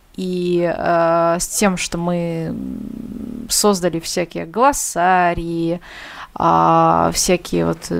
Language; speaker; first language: Russian; non-native, fluent; Hungarian